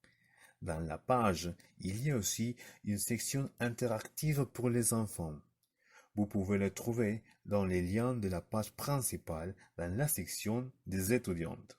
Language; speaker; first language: French; non-native, learner; Spanish